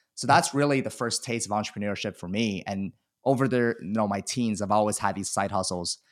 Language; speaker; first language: English; early bilingual, other home language; Chinese